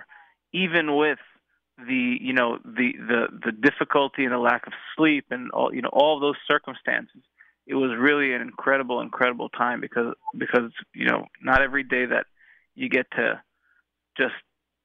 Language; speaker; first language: English; native; English